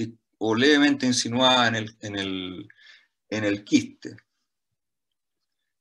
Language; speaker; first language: Spanish; native; Spanish